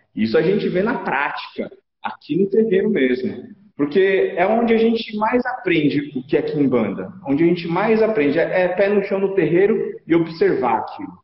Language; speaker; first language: Portuguese; native; Portuguese